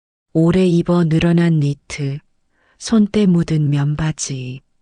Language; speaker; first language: Korean; native; Korean